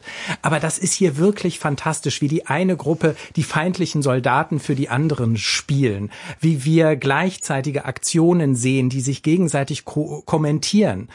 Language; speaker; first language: German; native; German